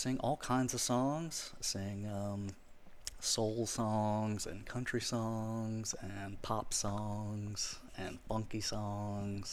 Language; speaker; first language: English; native; English